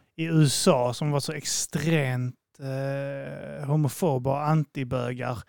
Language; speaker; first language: Swedish; native; Swedish